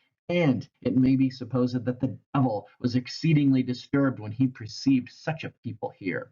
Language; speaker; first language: English; native; English